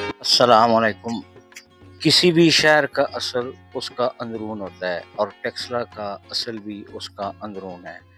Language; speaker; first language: Urdu; non-native, local second language; Punjabi